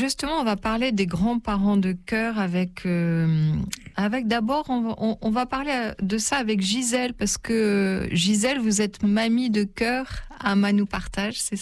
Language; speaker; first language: French; native; French